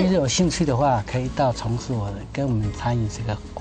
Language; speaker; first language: Chinese; native; Chinese